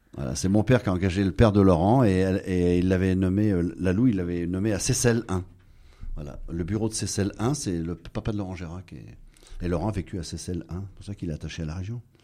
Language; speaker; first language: French; native; French